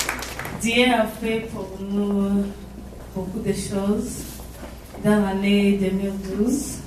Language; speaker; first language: French; non-native, learner; English